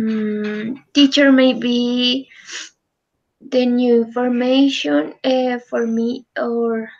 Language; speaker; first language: English; non-native, learner; Spanish